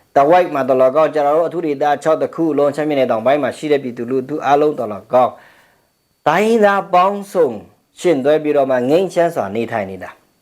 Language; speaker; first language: Burmese; non-native, local second language; Pa'o Karen